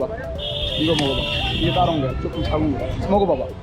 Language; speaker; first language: Korean; non-native, learner; Bangla